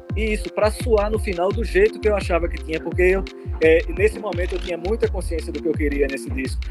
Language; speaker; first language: Portuguese; native; Portuguese